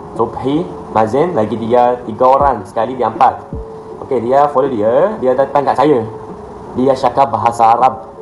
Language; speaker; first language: Malay; non-native, learner; Arabic